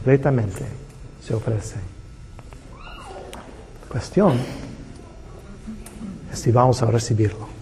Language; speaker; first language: Spanish; non-native, fluent; English